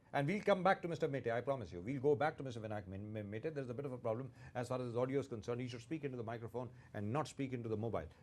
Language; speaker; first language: English; non-native, local second language; Hindi